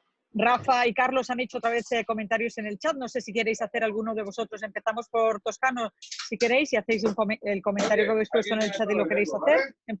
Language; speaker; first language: Spanish; native; Spanish